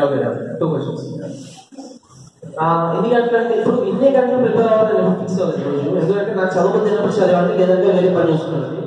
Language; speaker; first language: Telugu; native; Telugu